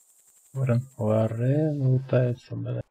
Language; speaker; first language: Russian; native; Russian